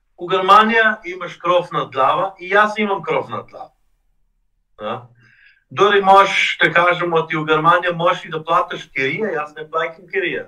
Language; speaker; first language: Macedonian; non-native, fluent; German